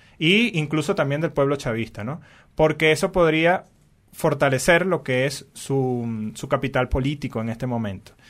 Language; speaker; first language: Spanish; native; Spanish